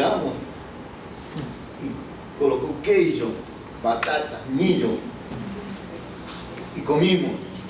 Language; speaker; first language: Portuguese; non-native, fluent; Spanish